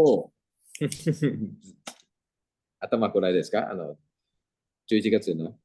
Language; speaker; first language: Japanese; non-native, fluent; Thai